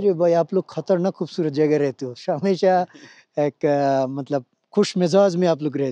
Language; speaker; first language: Hindi; non-native, fluent; Bangla